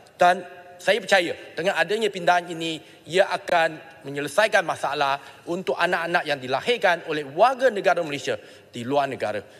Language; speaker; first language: Malay; non-native, local second language; Chinese